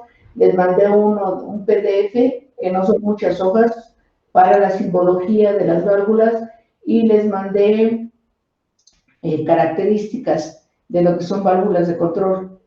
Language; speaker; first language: Spanish; native; Spanish